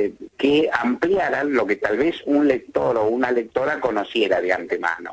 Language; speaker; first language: Spanish; native; Spanish